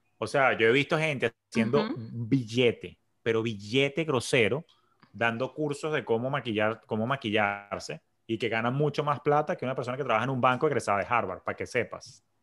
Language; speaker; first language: Spanish; native; Spanish